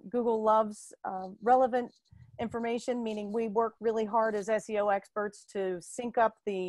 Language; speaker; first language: English; native; English